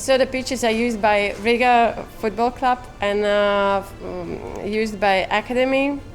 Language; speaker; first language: English; non-native, fluent; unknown